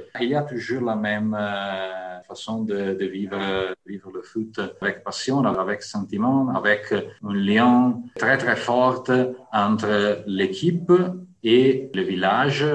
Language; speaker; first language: French; non-native, fluent; Italian